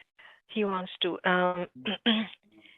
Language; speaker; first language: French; non-native, learner; Bangla